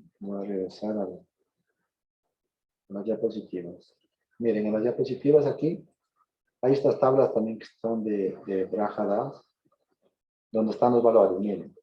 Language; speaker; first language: Spanish; native; Spanish